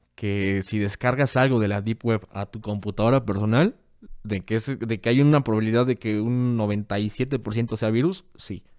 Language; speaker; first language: Spanish; native; Spanish